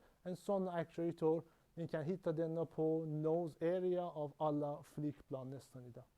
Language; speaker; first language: Swedish; non-native, learner; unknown